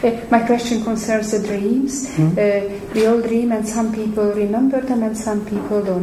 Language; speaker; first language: English; non-native, fluent; Hungarian